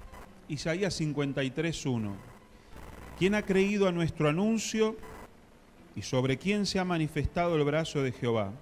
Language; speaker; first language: Spanish; native; Spanish